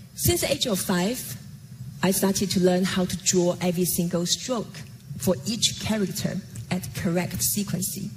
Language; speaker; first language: English; non-native, fluent; Chinese